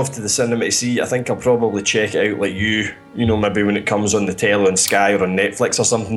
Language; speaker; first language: English; native; English